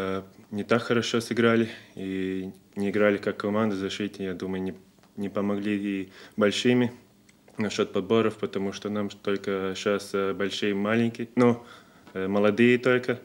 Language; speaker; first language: Russian; non-native, fluent; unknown